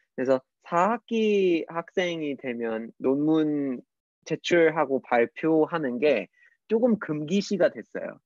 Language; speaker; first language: Korean; non-native, fluent; English